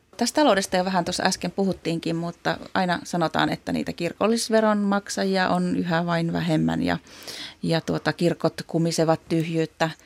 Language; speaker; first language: Finnish; native; Finnish